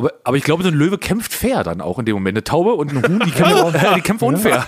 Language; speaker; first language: German; native; German